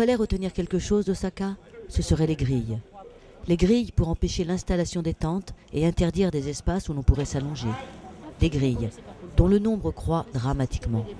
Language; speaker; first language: French; native; French